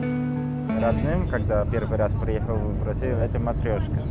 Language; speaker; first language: Russian; non-native, fluent; Polish